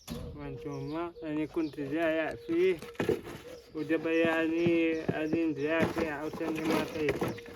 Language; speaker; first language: Arabic; native; Arabic